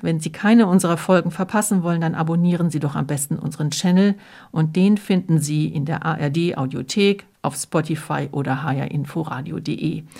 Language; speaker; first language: German; native; German